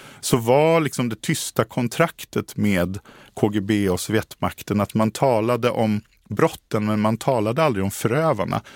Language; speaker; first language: Swedish; native; Swedish